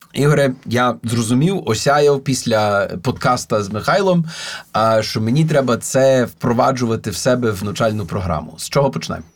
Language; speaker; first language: Ukrainian; native; Ukrainian